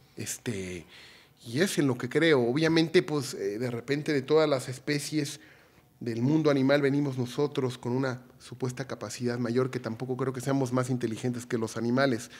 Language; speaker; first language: Spanish; native; Spanish